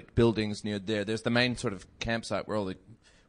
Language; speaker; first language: English; native; English